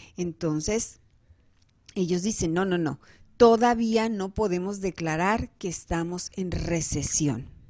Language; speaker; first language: Spanish; native; Spanish